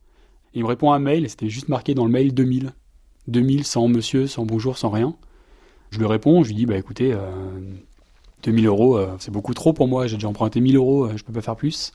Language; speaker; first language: French; native; French